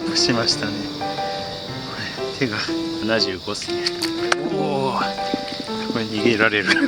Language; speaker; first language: Japanese; native; Japanese